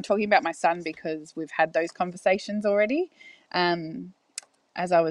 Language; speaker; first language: English; native; English